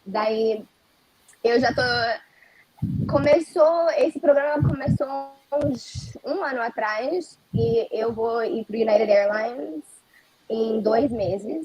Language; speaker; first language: Portuguese; early bilingual, heritage; Portuguese